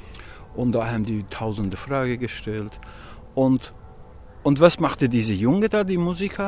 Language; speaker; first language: German; non-native, learner; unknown